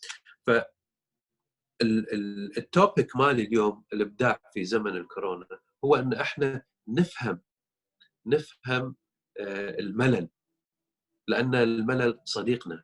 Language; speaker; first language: Arabic; native; Arabic